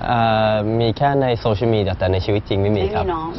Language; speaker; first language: Thai; non-native, fluent; Swedish